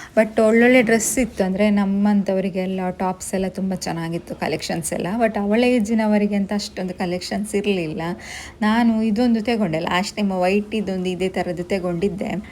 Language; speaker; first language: Kannada; non-native, local second language; Tulu